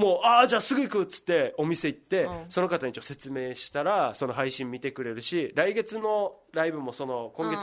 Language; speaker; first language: Japanese; native; Japanese